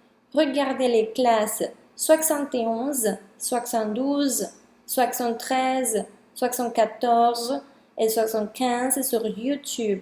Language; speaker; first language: French; non-native, fluent; Spanish